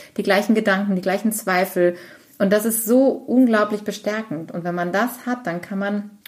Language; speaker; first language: German; native; German